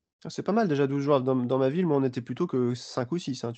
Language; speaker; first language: French; native; French